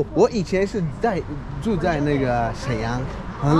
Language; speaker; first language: Chinese; non-native, learner; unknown